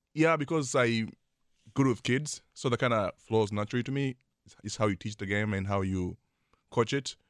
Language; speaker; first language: English; non-native, local second language; Swahili